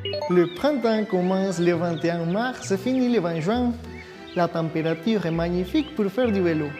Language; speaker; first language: French; non-native, fluent; Spanish